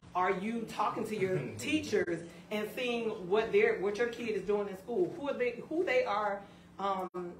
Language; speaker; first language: English; native; English